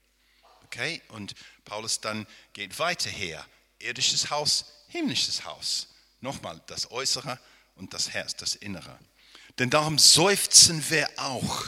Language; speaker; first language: German; non-native, fluent; English